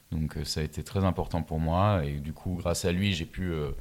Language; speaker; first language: French; native; French